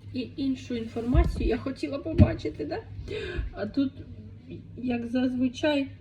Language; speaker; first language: Ukrainian; non-native, local second language; Russian